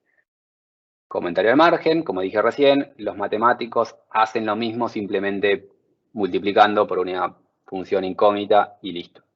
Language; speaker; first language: Spanish; native; Spanish